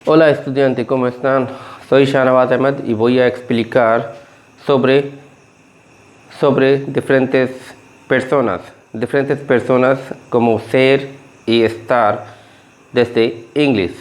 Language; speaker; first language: Spanish; non-native, learner; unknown